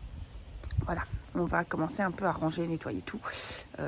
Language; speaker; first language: French; native; French